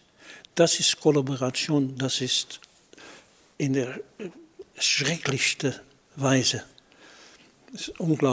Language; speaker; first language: German; non-native, fluent; Dutch